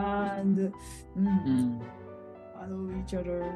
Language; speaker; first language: English; non-native, learner; Japanese